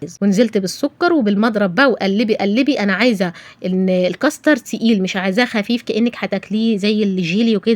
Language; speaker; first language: Arabic; native; Arabic